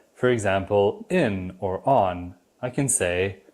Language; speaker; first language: English; non-native, fluent; Dutch